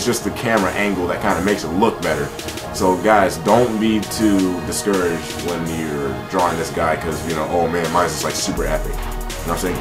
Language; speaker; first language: English; native; English